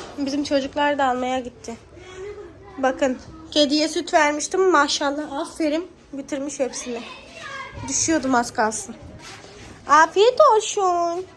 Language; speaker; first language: Turkish; native; Turkish